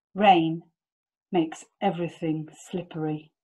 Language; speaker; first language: English; native; English